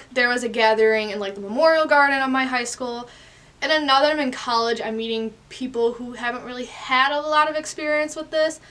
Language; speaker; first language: English; native; English